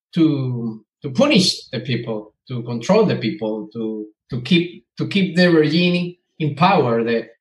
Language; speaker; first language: English; non-native, learner; Spanish